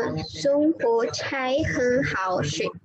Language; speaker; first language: Chinese; non-native, learner; Malay